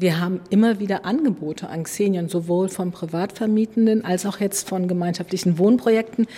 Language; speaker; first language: German; native; German